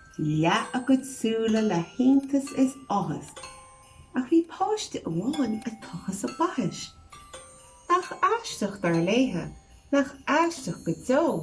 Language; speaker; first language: Irish; native; Irish